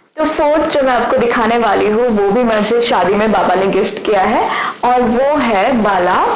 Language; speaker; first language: Hindi; non-native, local second language; Bangla